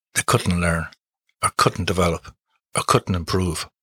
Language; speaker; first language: English; native; English